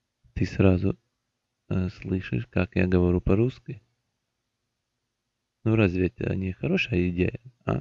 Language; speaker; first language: Russian; non-native, local second language; Latvian